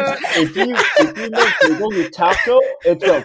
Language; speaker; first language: English; native; English